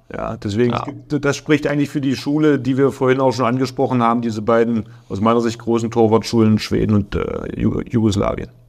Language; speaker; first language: German; native; German